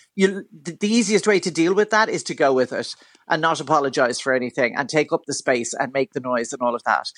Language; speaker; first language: English; native; English